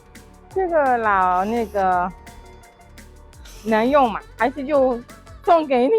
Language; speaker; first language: Chinese; non-native, fluent; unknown